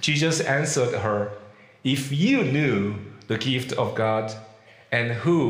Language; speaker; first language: English; non-native, fluent; Korean